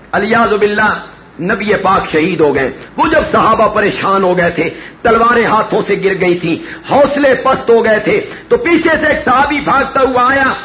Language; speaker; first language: Urdu; non-native, local second language; Punjabi